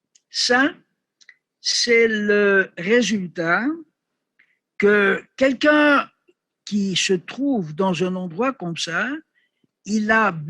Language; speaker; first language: French; non-native, learner; Greek